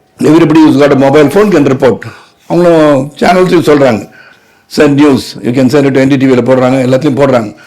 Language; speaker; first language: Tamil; native; Tamil